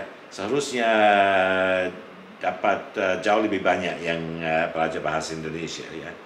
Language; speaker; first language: Indonesian; non-native, fluent; English